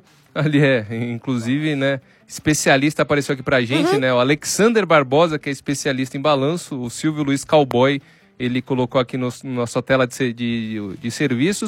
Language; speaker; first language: Portuguese; native; Portuguese